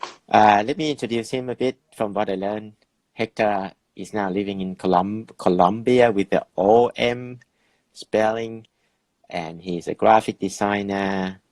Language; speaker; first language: English; non-native, fluent; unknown